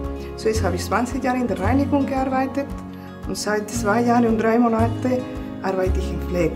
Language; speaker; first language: German; non-native, fluent; Spanish